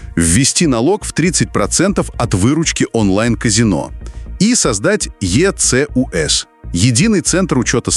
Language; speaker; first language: Russian; native; Russian